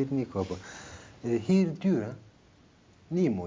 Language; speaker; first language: Dutch; non-native, learner; Turkish